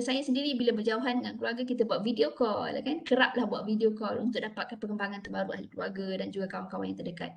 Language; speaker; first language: Malay; native; Malay